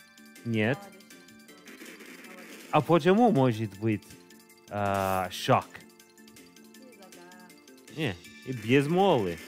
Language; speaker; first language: Russian; non-native, learner; English